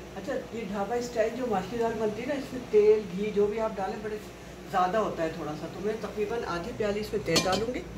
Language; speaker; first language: Urdu; native; Urdu